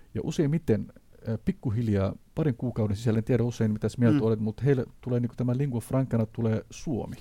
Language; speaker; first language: Finnish; non-native, fluent; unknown